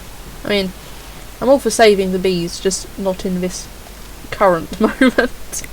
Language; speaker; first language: English; native; English